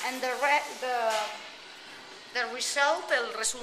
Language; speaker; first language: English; non-native, learner; Spanish